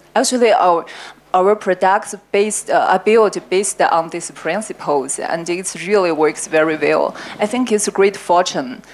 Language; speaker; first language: English; non-native, learner; Chinese